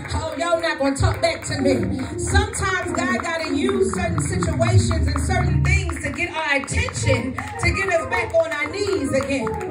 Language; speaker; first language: English; native; English